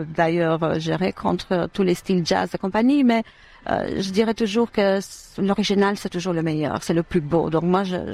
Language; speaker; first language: French; non-native, fluent; Albanian